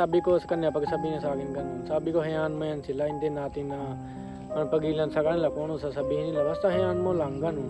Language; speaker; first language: Filipino; non-native, learner; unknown